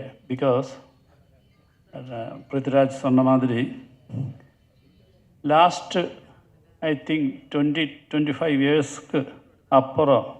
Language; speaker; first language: Tamil; non-native, learner; Malayalam